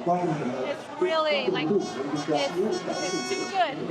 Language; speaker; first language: English; non-native, fluent; Vietnamese